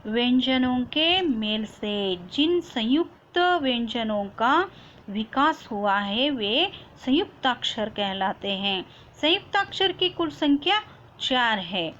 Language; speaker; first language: Hindi; non-native, local second language; Kannada